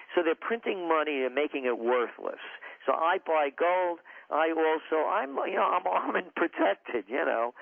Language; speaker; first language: English; native; English